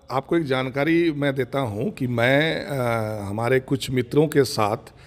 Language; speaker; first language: Hindi; non-native, local second language; Bangla